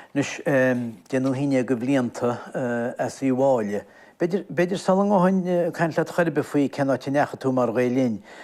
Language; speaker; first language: Irish; native; Irish